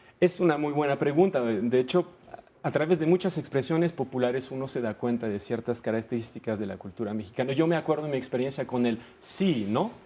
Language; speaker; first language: Spanish; non-native, fluent; French